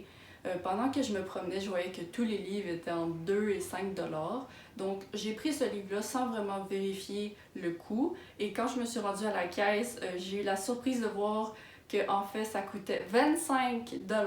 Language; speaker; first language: French; native; French